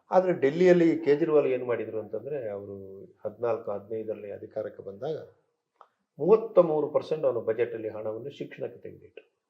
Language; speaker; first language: Kannada; native; Kannada